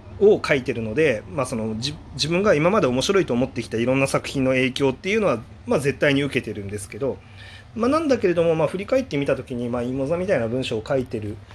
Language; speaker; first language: Japanese; native; Japanese